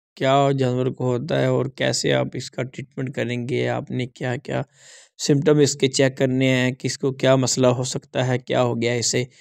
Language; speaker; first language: Urdu; non-native, local second language; Punjabi